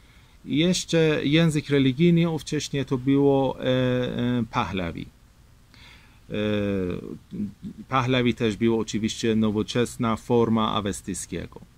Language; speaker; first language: Polish; non-native, fluent; Persian